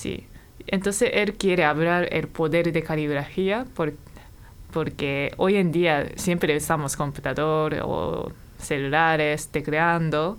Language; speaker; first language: Spanish; non-native, fluent; Japanese